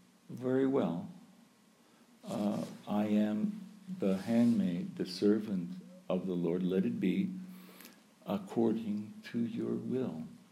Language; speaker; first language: English; early bilingual, other home language; Ukrainian